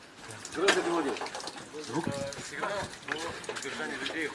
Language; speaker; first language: Russian; native; Russian